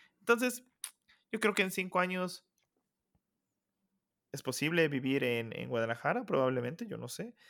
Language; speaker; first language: Spanish; native; Spanish